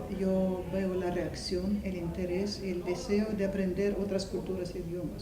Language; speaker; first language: Spanish; non-native, fluent; Russian